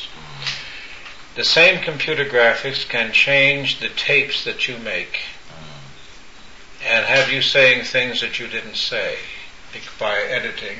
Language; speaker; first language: English; native; English